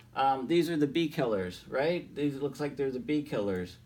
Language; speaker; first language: English; native; English